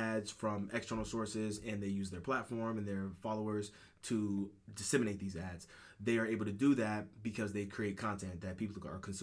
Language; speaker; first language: English; native; English